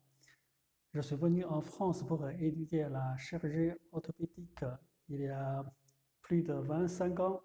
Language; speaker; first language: French; non-native, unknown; Chinese